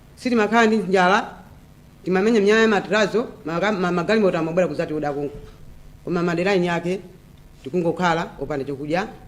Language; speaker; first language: Nyanja; native; Nyanja